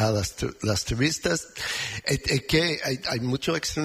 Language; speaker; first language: Spanish; non-native, learner; English